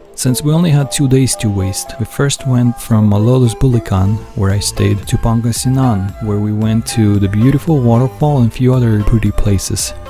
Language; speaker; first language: English; non-native, fluent; Russian